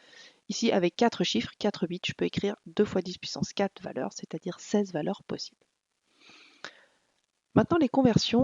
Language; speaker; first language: French; native; French